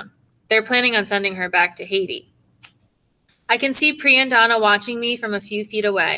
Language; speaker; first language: English; native; English